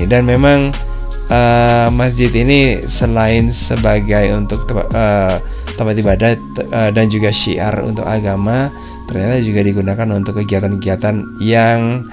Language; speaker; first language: Indonesian; native; Indonesian